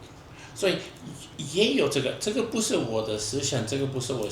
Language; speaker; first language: Chinese; non-native, fluent; English